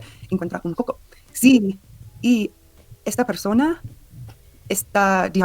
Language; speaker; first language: Spanish; non-native, learner; English